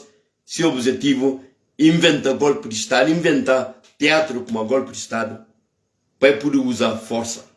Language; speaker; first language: Portuguese; non-native, local second language; Upper Guinea Crioulo